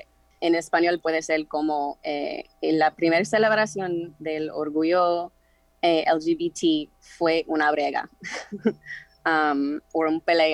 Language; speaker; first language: Spanish; early bilingual, heritage; Spanish